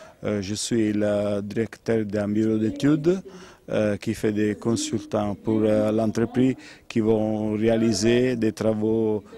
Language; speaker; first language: French; non-native, learner; Italian